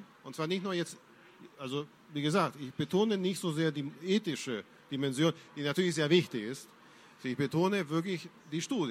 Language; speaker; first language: German; non-native, fluent; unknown